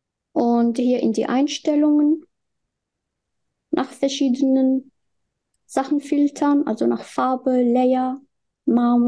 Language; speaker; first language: German; non-native, fluent; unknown